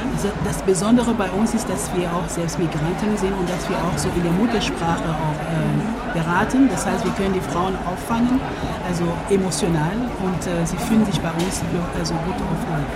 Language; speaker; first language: German; non-native, fluent; French